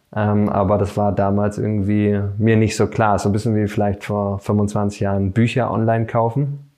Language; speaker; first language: German; native; German